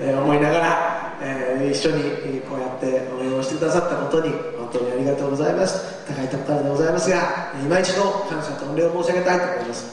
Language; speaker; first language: Japanese; native; Japanese